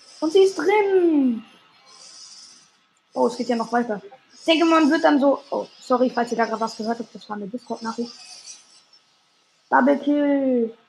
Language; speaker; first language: German; native; German